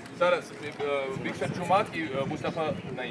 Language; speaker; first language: Ukrainian; non-native, fluent; Georgian